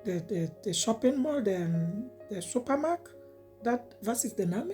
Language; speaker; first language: German; non-native, learner; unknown